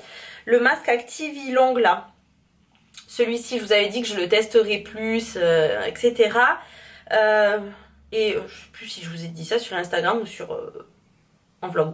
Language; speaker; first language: French; native; French